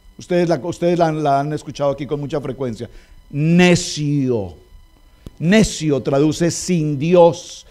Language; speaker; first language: Spanish; native; Spanish